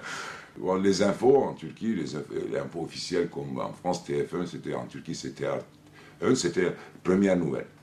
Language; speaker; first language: French; non-native, fluent; Turkish